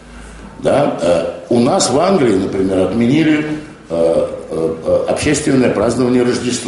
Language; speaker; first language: Russian; native; Russian